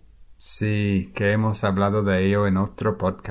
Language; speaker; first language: Spanish; non-native, fluent; English